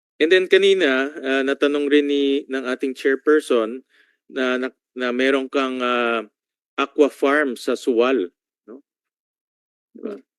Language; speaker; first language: Filipino; native; Filipino